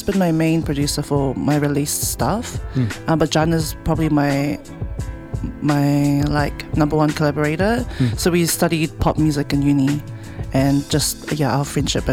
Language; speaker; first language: English; native; English